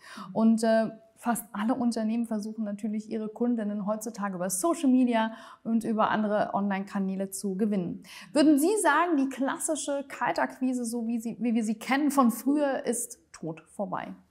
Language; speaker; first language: German; native; German